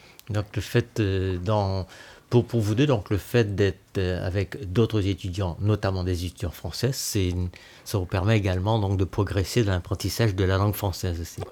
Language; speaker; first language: French; native; French